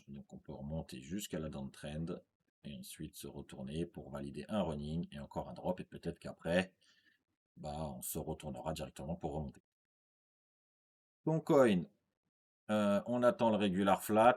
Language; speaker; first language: French; native; French